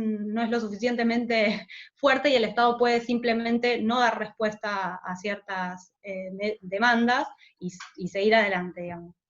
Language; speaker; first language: Spanish; native; Spanish